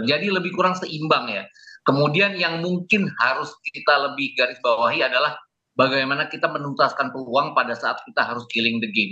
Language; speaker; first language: Indonesian; native; Indonesian